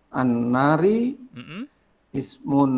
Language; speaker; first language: Arabic; non-native, learner; Indonesian